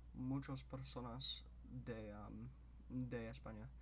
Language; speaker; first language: Spanish; non-native, learner; English